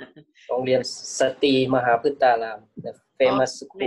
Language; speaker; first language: English; non-native, learner; Thai